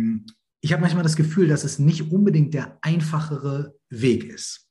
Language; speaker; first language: German; native; German